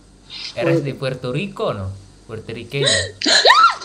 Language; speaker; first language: Spanish; non-native, learner; Indonesian